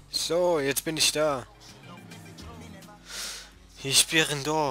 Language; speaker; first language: German; native; German